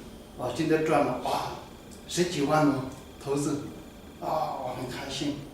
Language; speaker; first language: Chinese; non-native, fluent; Tibetan